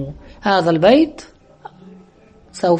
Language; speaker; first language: Arabic; native; Arabic